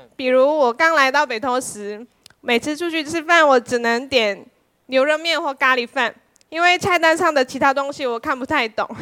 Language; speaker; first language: Chinese; non-native, fluent; Korean